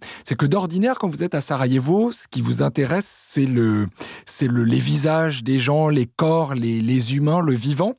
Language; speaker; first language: French; native; French